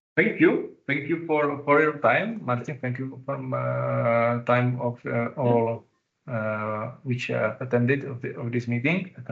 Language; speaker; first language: English; non-native, learner; Czech